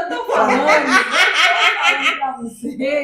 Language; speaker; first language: Portuguese; native; Portuguese